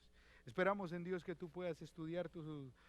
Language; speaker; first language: Spanish; native; Spanish